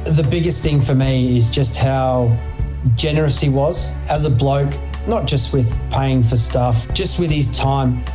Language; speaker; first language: English; native; English